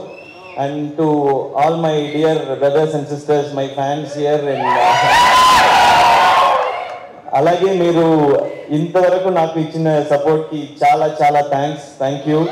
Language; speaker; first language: Telugu; non-native, learner; Tamil